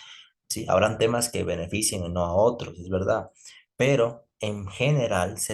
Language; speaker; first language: Spanish; native; Spanish